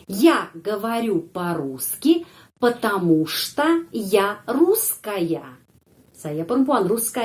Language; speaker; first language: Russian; non-native, fluent; Indonesian